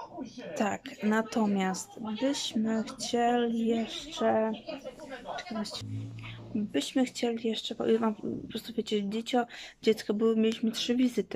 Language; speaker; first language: Polish; native; Polish